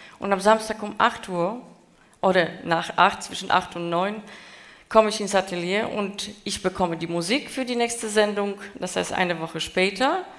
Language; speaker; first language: German; non-native, fluent; Polish